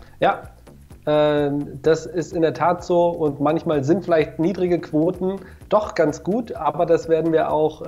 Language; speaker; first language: German; native; German